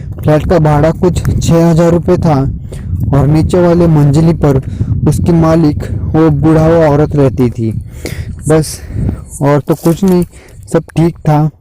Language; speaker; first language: Hindi; non-native, local second language; Marathi